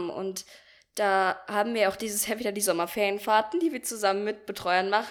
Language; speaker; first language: German; native; German